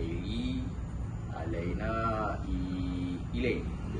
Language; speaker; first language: Spanish; non-native, learner; Malay